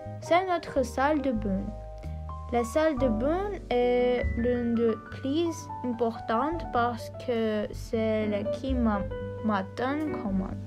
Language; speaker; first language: French; non-native, learner; Armenian